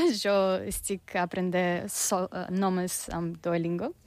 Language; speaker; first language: Catalan; non-native, learner; Russian